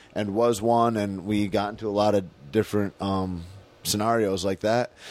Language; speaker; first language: English; native; English